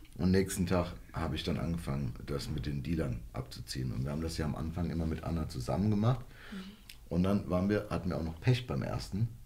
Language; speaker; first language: German; early bilingual, other home language; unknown